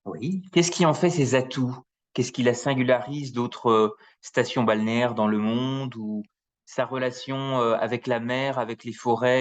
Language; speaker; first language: French; native; French